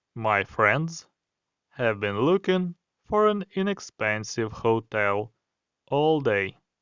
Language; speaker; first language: English; non-native, fluent; Ukrainian